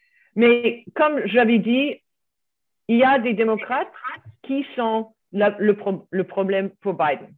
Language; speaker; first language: French; non-native, fluent; English